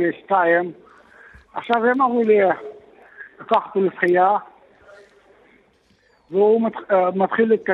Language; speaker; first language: Hebrew; non-native, local second language; Arabic